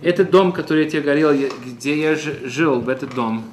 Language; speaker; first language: Russian; early bilingual, heritage; Russian